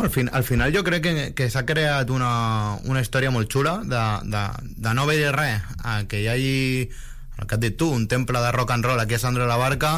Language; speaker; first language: Catalan; native; Catalan